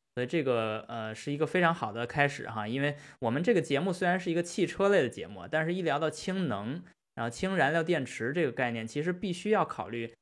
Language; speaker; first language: Chinese; native; Chinese